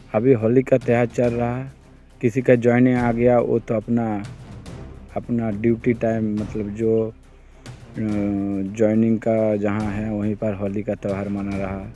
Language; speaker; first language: Hindi; non-native, local second language; Bangla